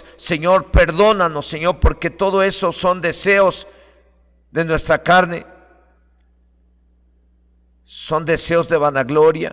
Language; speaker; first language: Spanish; native; Spanish